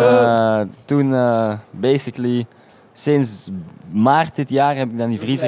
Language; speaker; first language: Dutch; native; Dutch